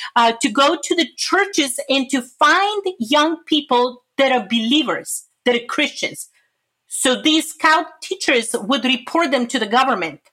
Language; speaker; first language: English; non-native, fluent; Bulgarian